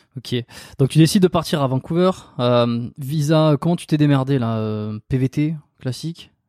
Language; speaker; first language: French; native; French